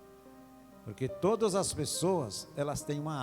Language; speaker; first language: Portuguese; native; Portuguese